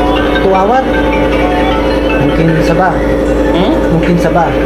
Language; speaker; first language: Arabic; non-native, learner; Filipino